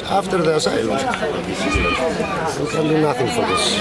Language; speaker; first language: English; non-native, fluent; Greek